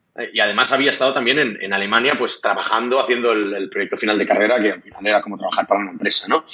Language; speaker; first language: Spanish; non-native, local second language; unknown